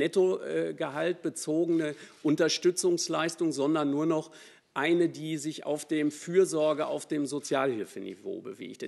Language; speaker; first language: German; native; German